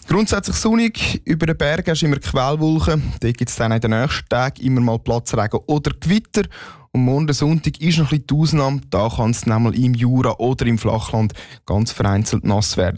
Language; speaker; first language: German; native; German